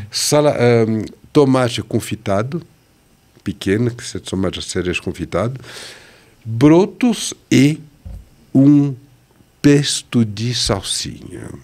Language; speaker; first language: Portuguese; non-native, fluent; French